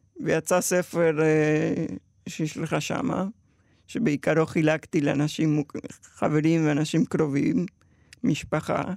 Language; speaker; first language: Hebrew; early bilingual, other home language; Spanish